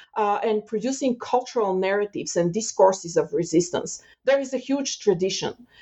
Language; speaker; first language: English; non-native, fluent; Bulgarian